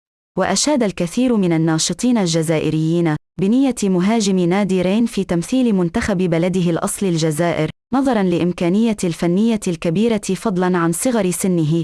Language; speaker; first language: Arabic; native; Arabic